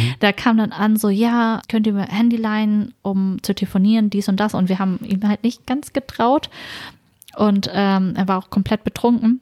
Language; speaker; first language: German; native; German